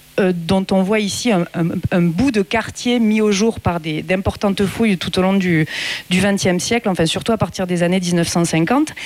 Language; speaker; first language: French; native; French